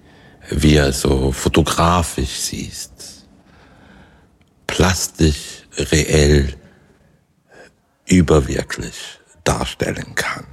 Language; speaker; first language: German; non-native, fluent; Swedish